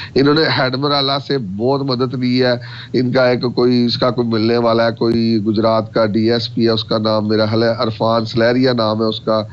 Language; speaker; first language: Urdu; non-native, local second language; Punjabi